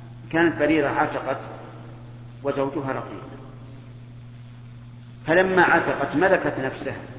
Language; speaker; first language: Arabic; native; Arabic